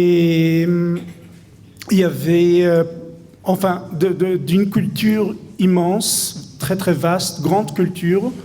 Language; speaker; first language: French; non-native, fluent; Hebrew